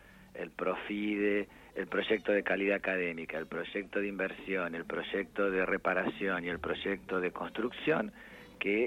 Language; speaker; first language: Spanish; native; Spanish